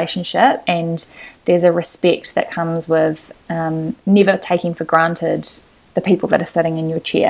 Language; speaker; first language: English; native; English